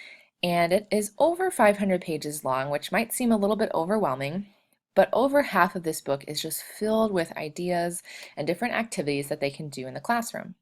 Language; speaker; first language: English; native; English